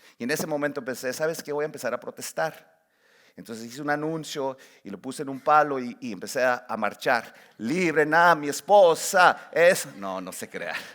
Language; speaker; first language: Spanish; early bilingual, heritage; Spanish